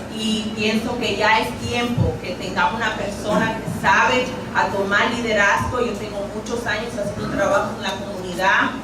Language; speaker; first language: Spanish; early bilingual, heritage; Spanish